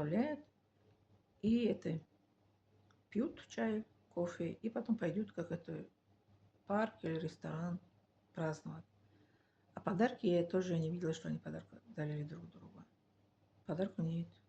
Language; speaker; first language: Russian; non-native, learner; Tajik